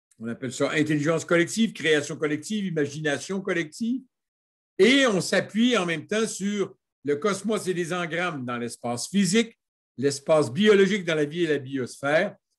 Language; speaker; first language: French; native; French